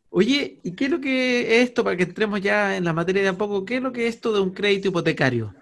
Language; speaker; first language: Spanish; native; Spanish